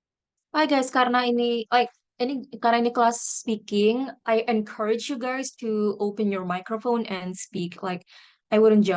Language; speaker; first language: English; non-native, fluent; Indonesian